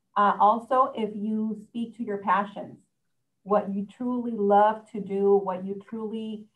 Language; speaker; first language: English; non-native, fluent; Spanish